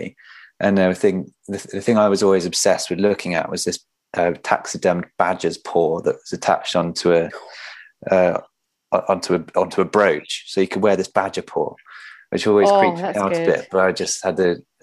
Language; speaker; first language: English; native; English